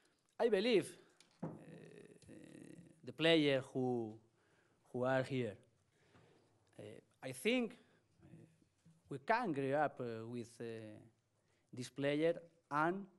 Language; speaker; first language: English; non-native, learner; Spanish